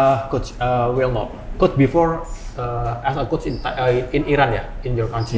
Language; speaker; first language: English; non-native, learner; Indonesian